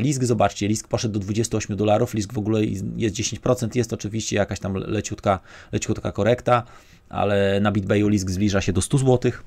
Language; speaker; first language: Polish; native; Polish